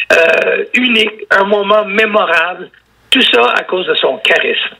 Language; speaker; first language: French; native; French